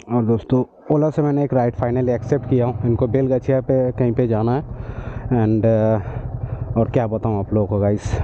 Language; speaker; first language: Hindi; non-native, local second language; Bangla